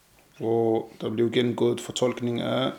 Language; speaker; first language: Danish; non-native, fluent; Arabic